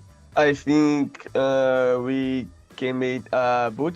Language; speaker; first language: English; non-native, learner; Portuguese